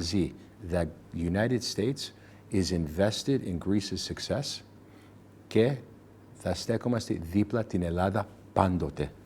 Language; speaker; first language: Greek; early bilingual, heritage; English